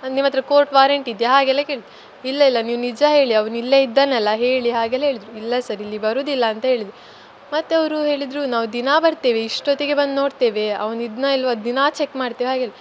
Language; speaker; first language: Kannada; non-native, local second language; Tulu